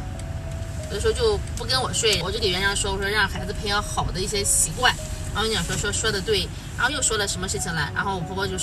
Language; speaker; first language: Chinese; native; Chinese